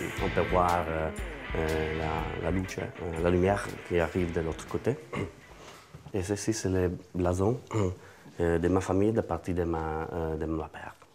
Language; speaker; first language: French; non-native, learner; Italian